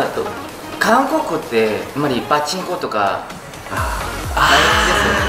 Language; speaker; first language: Japanese; non-native, learner; Korean